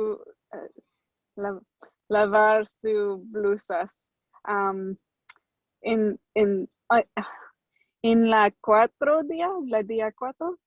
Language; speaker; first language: Spanish; non-native, learner; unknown